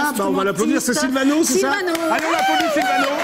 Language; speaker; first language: French; native; French